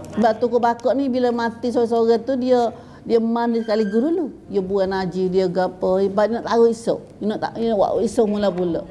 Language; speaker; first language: Malay; native; Malay